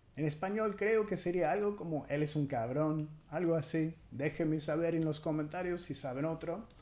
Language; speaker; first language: Spanish; non-native, fluent; English